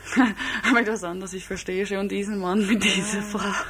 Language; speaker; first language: German; non-native, fluent; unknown